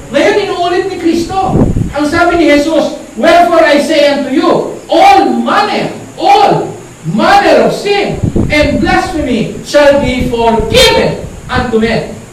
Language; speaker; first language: Filipino; native; Filipino